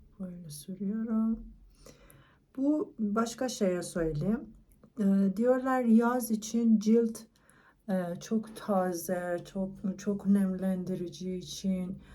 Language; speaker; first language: Turkish; non-native, learner; Persian